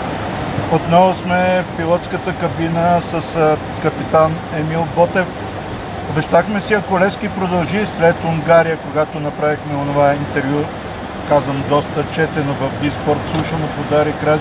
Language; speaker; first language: Bulgarian; native; Bulgarian